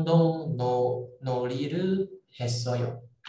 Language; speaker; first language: Korean; non-native, learner; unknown